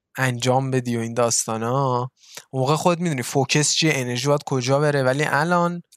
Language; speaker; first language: Persian; early bilingual, heritage; Persian